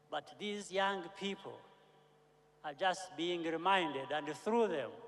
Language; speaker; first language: English; non-native, local second language; Kinyarwanda